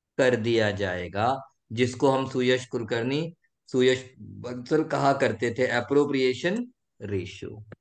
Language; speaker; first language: Hindi; native; Hindi